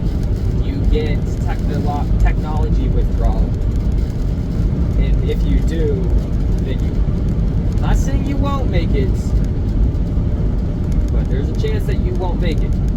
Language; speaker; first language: English; native; English